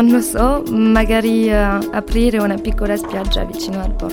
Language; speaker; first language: Italian; non-native, learner; French